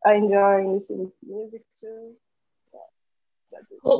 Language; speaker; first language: English; non-native, learner; Portuguese